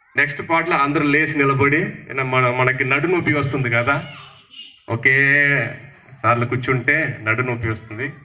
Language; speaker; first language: Telugu; non-native, learner; Tamil